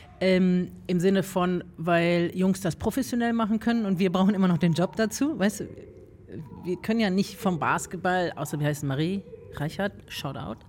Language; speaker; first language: German; native; German